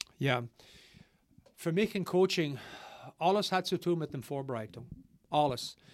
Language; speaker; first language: German; non-native, learner; English